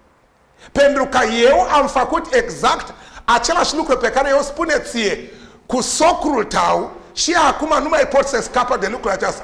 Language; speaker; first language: Romanian; non-native, learner; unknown